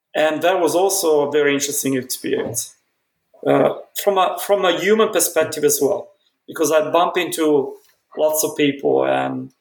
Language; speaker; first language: English; non-native, fluent; Italian